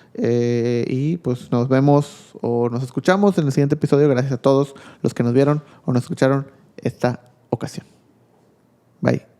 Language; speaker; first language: Spanish; native; Spanish